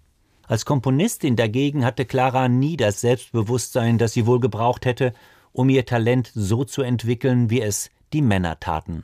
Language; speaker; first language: German; native; German